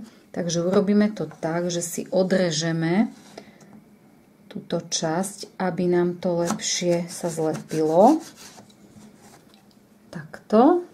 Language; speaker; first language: Slovak; native; Slovak